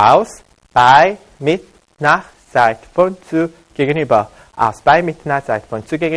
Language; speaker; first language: German; non-native, fluent; Korean